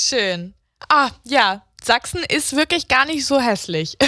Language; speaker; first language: German; native; German